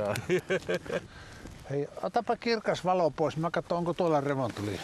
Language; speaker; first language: Finnish; native; Finnish